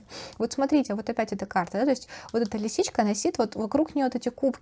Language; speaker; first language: Russian; native; Russian